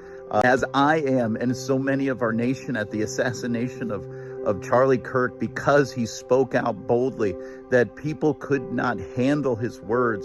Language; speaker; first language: English; native; English